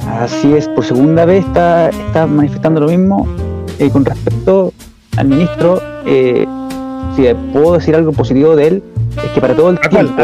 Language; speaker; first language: Spanish; native; Spanish